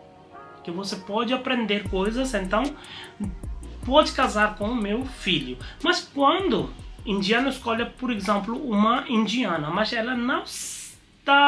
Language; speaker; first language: Portuguese; non-native, learner; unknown